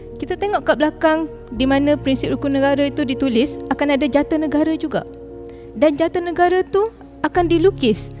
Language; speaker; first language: Malay; native; Malay